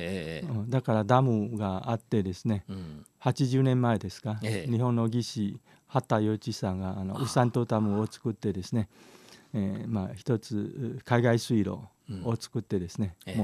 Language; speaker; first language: Japanese; non-native, fluent; Chinese